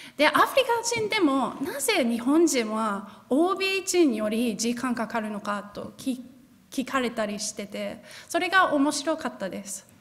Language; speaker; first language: Japanese; non-native, fluent; English